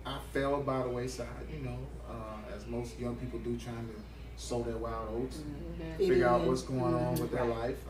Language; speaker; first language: English; native; English